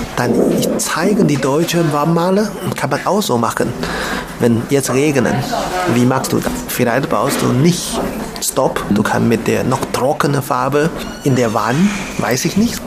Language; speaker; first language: German; non-native, learner; Chinese